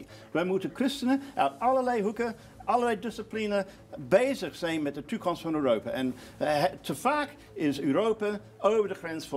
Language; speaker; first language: Dutch; non-native, fluent; English